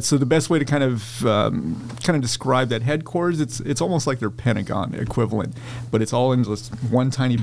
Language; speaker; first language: English; native; English